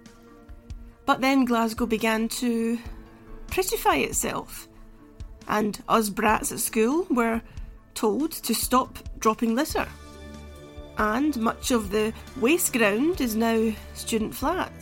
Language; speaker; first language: English; native; English